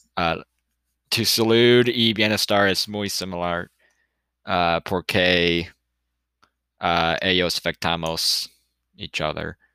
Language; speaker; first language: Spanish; non-native, learner; English